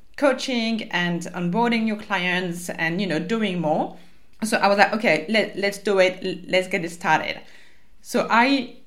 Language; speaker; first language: English; non-native, fluent; French